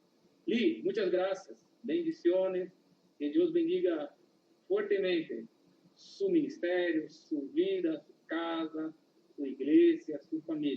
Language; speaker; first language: Spanish; non-native, learner; Portuguese